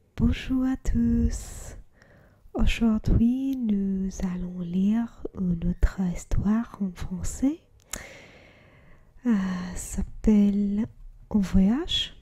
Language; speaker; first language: French; non-native, learner; English